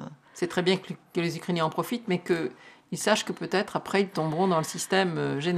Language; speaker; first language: French; native; French